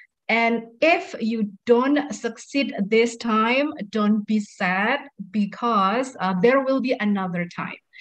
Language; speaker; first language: English; non-native, fluent; Indonesian